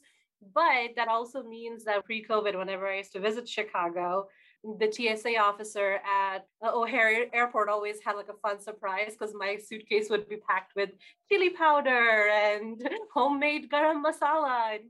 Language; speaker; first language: English; non-native, local second language; Bangla